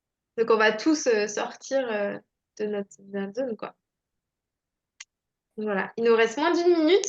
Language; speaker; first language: French; native; French